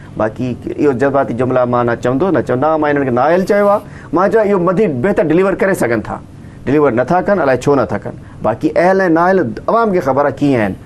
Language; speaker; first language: Sindhi; non-native, local second language; Urdu